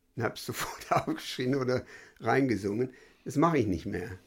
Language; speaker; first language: German; non-native, fluent; English